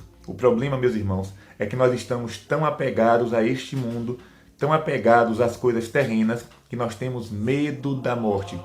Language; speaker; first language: Portuguese; native; Portuguese